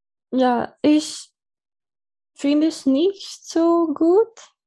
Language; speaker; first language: German; non-native, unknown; Spanish